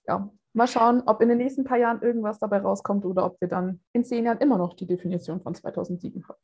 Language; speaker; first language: German; native; German